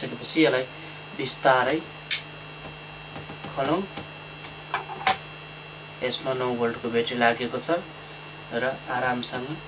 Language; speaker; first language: Nepali; native; Nepali